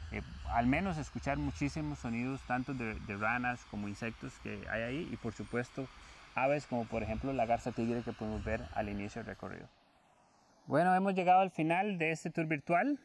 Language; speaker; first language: Spanish; native; Spanish